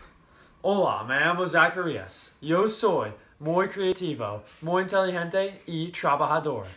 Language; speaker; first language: Spanish; non-native, learner; English